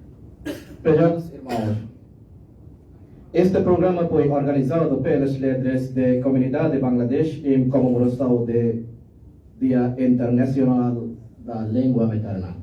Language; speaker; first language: Portuguese; non-native, learner; Bangla